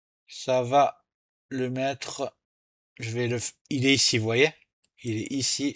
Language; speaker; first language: French; native; French